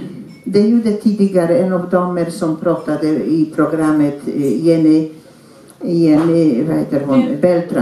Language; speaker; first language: Swedish; non-native, fluent; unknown